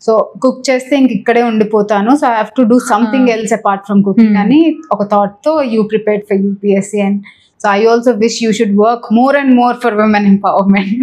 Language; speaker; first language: Telugu; native; Telugu